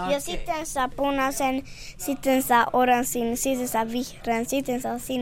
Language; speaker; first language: Finnish; early bilingual, heritage; Finnish